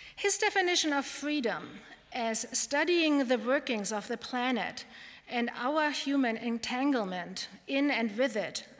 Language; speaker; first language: English; non-native, fluent; German